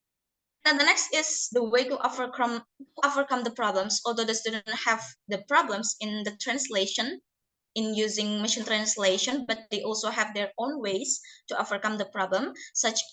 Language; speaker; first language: English; non-native, learner; Indonesian